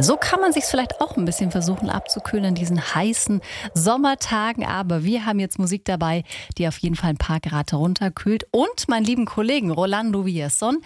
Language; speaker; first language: German; native; German